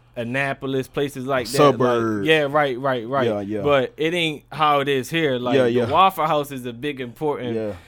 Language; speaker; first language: English; native; English